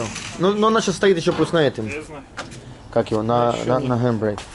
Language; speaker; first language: Russian; native; Russian